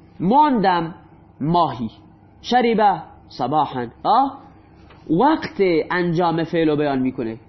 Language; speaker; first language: Persian; non-native, local second language; Baluchi